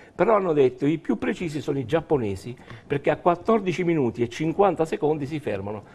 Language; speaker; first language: Italian; native; Italian